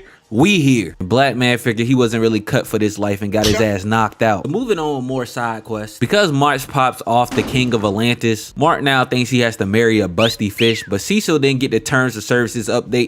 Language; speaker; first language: English; native; English